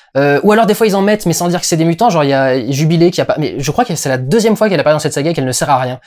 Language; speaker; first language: French; native; French